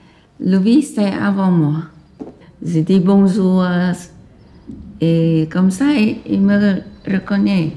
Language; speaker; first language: French; non-native, learner; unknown